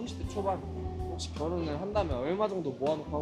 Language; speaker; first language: Korean; native; Korean